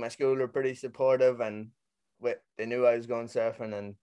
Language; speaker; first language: English; native; English